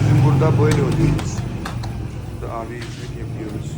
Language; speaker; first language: Turkish; non-native, learner; Urdu